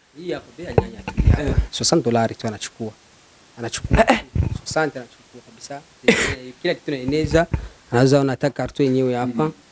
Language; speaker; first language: Swahili; native; Swahili